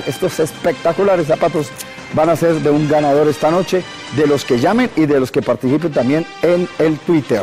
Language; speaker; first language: Spanish; native; Spanish